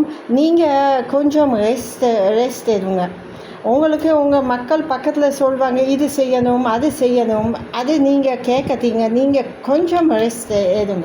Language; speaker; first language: Tamil; non-native, learner; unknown